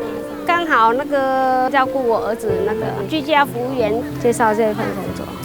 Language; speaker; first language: Chinese; non-native, fluent; Vietnamese